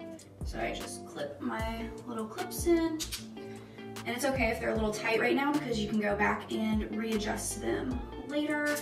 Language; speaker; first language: English; native; English